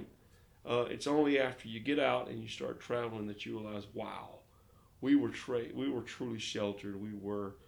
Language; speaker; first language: English; native; English